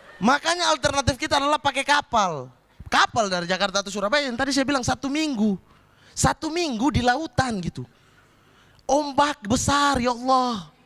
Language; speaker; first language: Indonesian; native; Indonesian